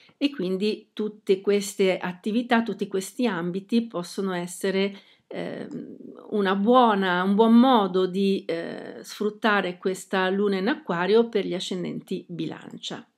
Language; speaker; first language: Italian; native; Italian